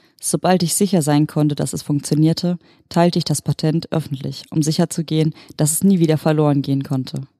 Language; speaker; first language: German; native; German